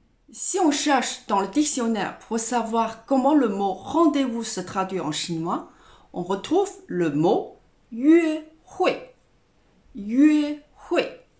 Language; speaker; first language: French; non-native, fluent; Chinese